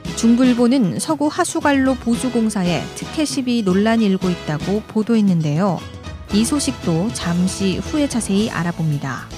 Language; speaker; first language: Korean; native; Korean